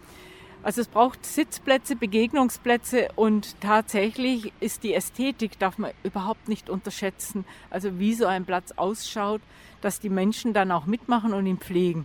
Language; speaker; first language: German; native; German